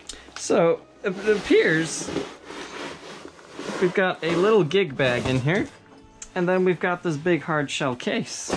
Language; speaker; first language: English; native; English